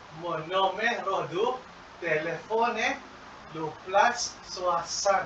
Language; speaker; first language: French; non-native, learner; Malay